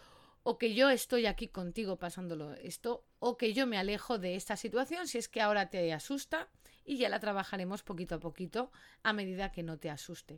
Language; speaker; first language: Spanish; native; Spanish